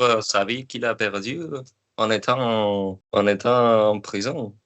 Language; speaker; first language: French; non-native, learner; Spanish